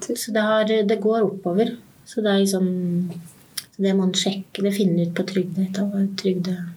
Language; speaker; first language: Norwegian; native; Norwegian